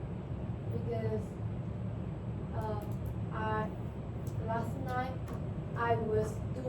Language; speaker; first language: English; non-native, learner; Korean